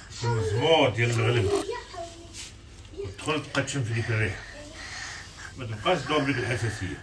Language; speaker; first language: Arabic; native; Arabic